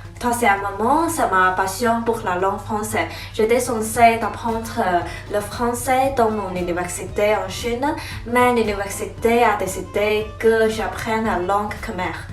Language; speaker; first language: French; non-native, fluent; Chinese